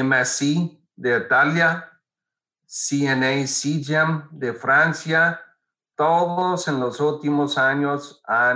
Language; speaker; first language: Spanish; non-native, fluent; English